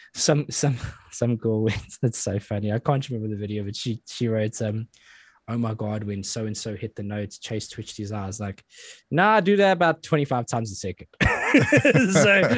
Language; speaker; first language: English; native; English